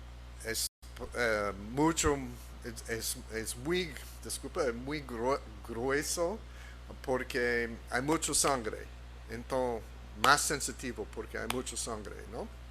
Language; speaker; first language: Spanish; non-native, fluent; English